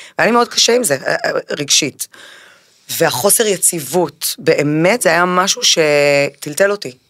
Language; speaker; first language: Hebrew; early bilingual, other home language; Spanish